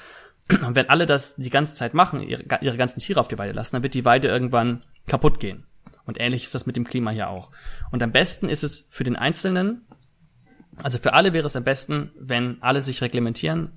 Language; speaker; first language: German; native; German